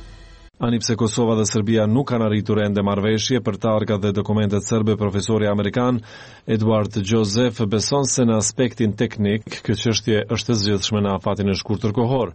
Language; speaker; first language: Albanian; native; Albanian